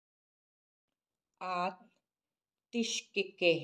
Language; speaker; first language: English; non-native, local second language; Filipino